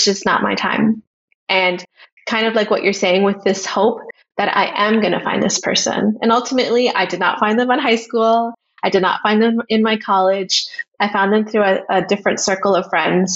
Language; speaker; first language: English; native; English